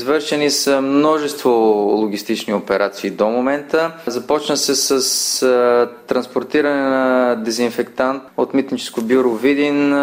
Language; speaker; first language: Bulgarian; native; Bulgarian